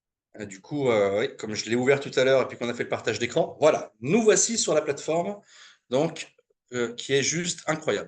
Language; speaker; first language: French; native; French